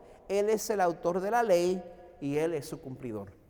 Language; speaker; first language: Spanish; native; Spanish